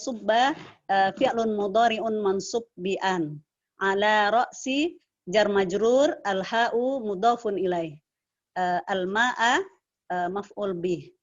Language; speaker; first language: Arabic; non-native, learner; Indonesian